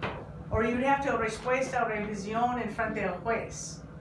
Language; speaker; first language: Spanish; non-native, learner; English